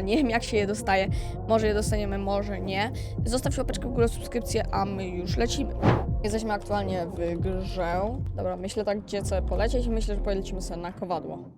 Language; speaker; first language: Polish; native; Polish